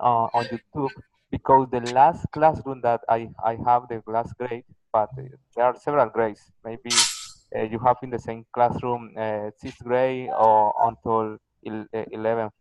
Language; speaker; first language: English; non-native, learner; Spanish